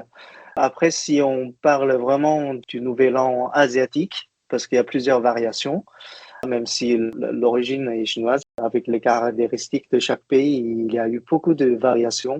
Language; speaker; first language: French; non-native, fluent; Chinese